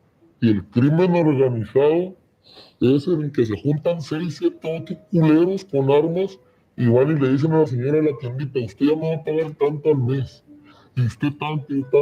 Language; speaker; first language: Spanish; native; Spanish